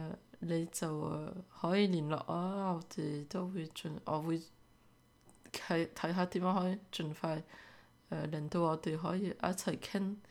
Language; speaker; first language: Cantonese; early bilingual, heritage; Cantonese